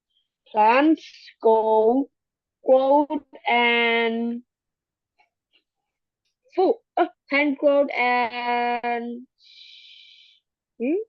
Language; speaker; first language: English; non-native, learner; Thai